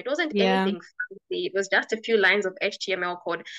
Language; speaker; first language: English; non-native, local second language; Bemba